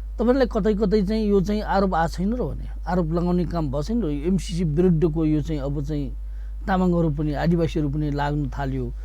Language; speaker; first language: Nepali; non-native, local second language; Newari